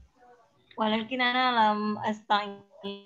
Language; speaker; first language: Arabic; non-native, learner; Indonesian